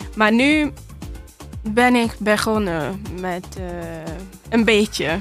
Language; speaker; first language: Dutch; non-native, learner; Hungarian